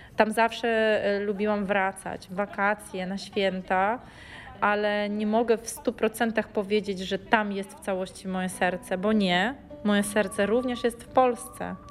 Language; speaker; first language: Polish; non-native, fluent; Ukrainian